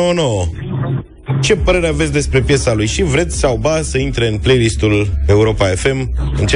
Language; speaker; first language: Romanian; native; Romanian